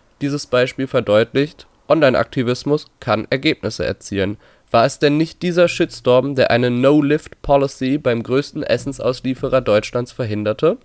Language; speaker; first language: German; native; German